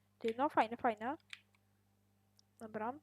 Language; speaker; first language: Polish; native; Polish